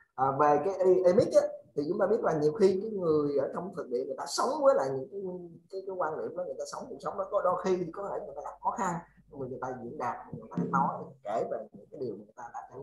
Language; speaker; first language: Vietnamese; native; Vietnamese